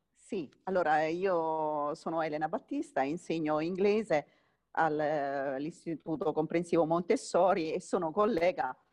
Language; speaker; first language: Italian; non-native, local second language; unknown